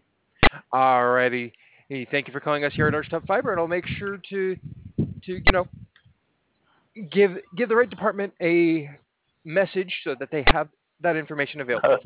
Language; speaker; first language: English; native; English